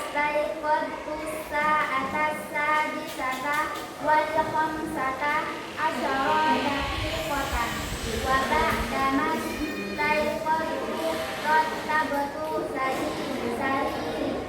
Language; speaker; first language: Arabic; non-native, learner; Indonesian